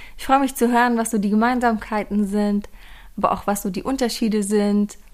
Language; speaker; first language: German; early bilingual, other home language; Persian